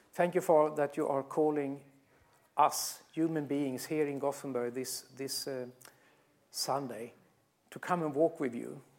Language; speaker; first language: English; non-native, fluent; Swedish